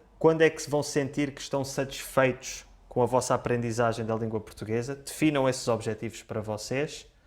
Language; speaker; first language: Portuguese; native; Portuguese